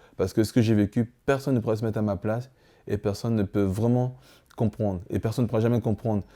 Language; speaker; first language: French; early bilingual, other home language; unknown